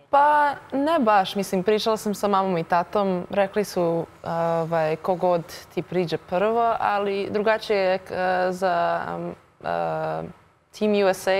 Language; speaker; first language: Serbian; early bilingual, heritage; Serbian